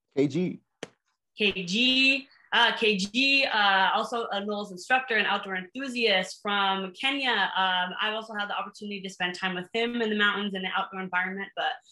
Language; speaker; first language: English; native; English